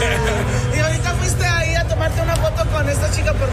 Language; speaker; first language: Spanish; early bilingual, heritage; Spanish